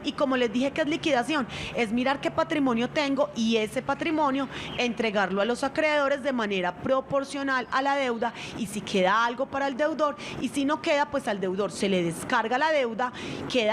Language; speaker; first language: Spanish; native; Spanish